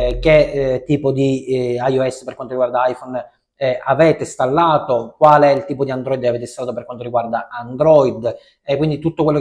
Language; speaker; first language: Italian; native; Italian